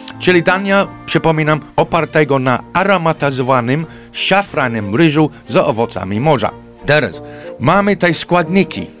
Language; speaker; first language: Polish; non-native, fluent; English